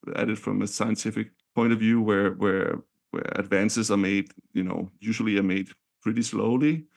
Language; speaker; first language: English; non-native, fluent; Danish